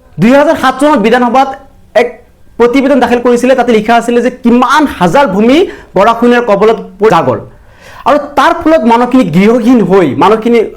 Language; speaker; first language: Assamese; non-native, local second language; Bangla